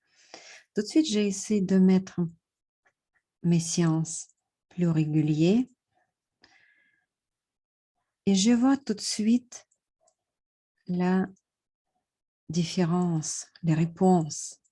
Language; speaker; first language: French; non-native, fluent; Russian